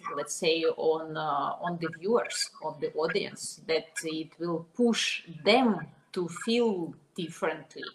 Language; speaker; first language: English; non-native, fluent; Russian